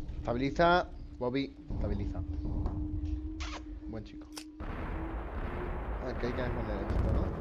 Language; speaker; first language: Spanish; native; Spanish